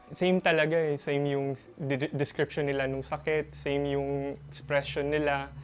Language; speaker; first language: Filipino; native; Filipino